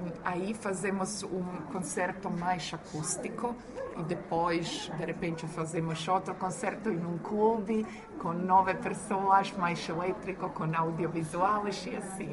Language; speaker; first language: Portuguese; non-native, fluent; Croatian